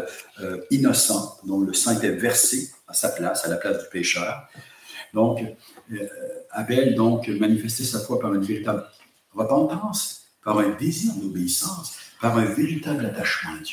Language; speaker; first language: French; native; French